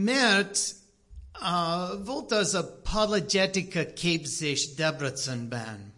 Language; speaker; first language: Hungarian; non-native, learner; English